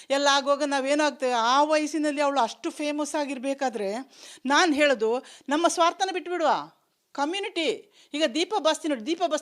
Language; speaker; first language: Kannada; non-native, local second language; Kodava